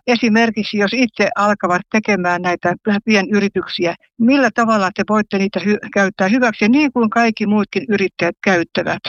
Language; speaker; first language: Finnish; native; Finnish